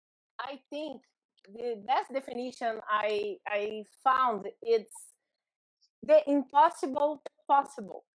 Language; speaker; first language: English; non-native, learner; Portuguese